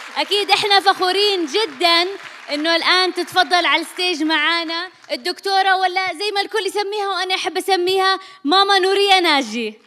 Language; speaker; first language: Arabic; native; Arabic